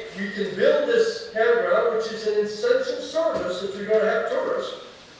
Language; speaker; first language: English; native; English